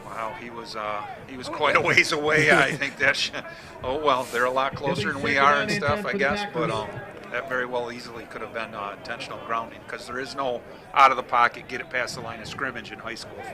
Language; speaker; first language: English; native; English